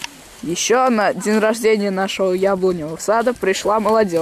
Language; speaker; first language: Russian; native; Russian